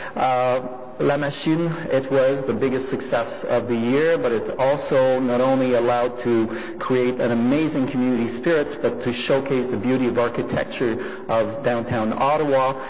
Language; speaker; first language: English; non-native, fluent; French